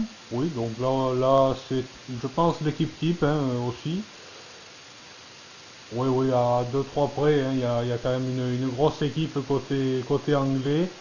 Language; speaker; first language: French; native; French